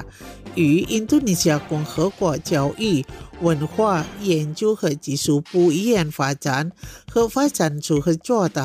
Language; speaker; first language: Chinese; non-native, fluent; Indonesian